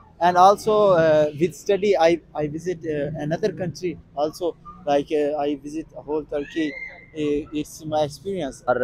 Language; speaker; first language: English; non-native, learner; Urdu